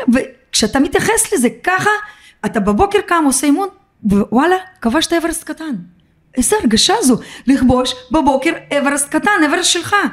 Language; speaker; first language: Hebrew; early bilingual, other home language; Russian